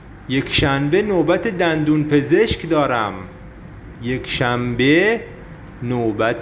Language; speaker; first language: Persian; non-native, fluent; Arabic